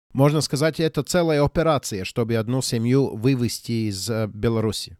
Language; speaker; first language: Russian; non-native, local second language; Latvian